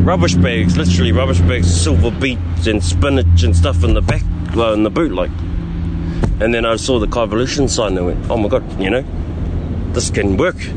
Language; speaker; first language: English; native; English